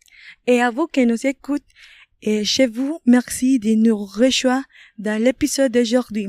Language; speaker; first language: French; non-native, learner; Spanish